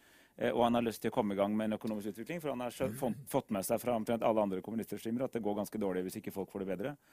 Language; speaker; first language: Norwegian; native; Norwegian